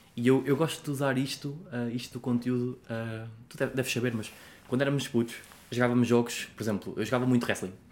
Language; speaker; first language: Portuguese; native; Portuguese